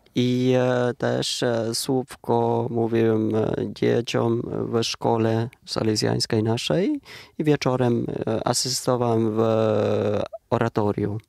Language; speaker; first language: Polish; non-native, learner; Vietnamese